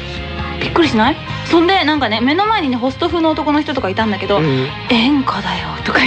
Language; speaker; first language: Japanese; native; Japanese